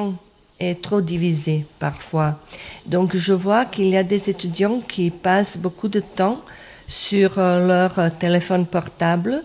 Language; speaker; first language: French; non-native, fluent; Croatian